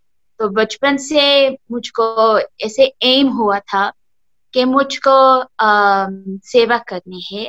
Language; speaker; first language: Hindi; early bilingual, heritage; Hindi